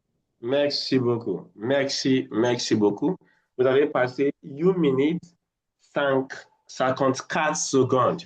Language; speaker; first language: French; non-native, fluent; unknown